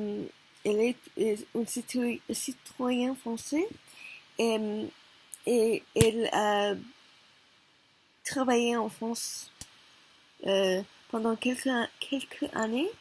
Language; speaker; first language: French; non-native, learner; Korean